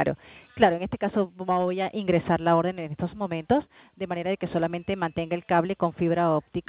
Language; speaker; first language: Spanish; native; Spanish